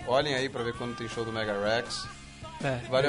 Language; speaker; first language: Portuguese; native; Portuguese